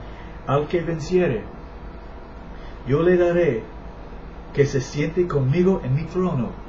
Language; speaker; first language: Spanish; non-native, learner; English